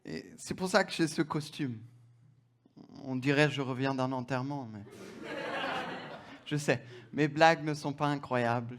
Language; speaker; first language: French; non-native, fluent; German